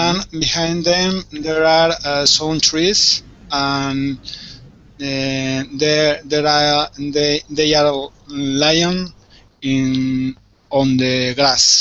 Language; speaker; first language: English; non-native, learner; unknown